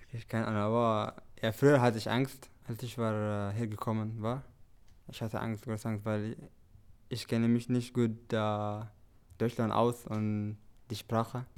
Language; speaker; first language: German; non-native, learner; Tigrinya